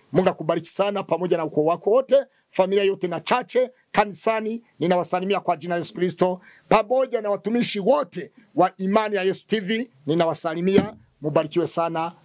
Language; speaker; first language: Swahili; non-native, local second language; Kinyarwanda